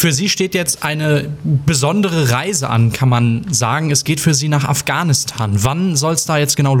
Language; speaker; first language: German; native; German